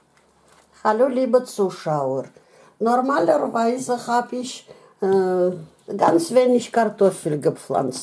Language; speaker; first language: German; non-native, fluent; Russian